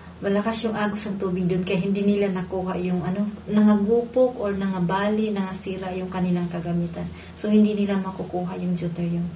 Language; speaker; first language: Filipino; non-native, local second language; Cebuano